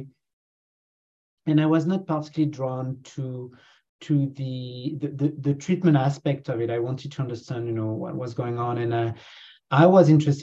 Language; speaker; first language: English; non-native, fluent; French